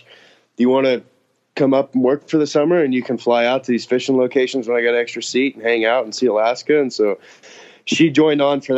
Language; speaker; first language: English; native; English